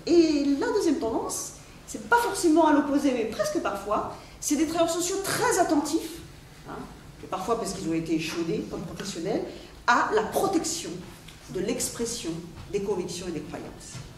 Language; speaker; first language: French; native; French